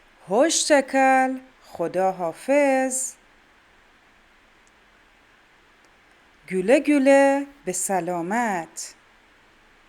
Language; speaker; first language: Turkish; non-native, fluent; Persian